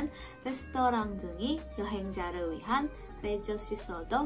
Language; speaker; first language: Korean; non-native, fluent; Indonesian